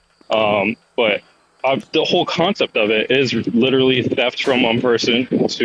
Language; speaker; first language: English; native; English